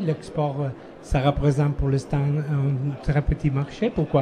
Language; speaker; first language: French; non-native, fluent; Italian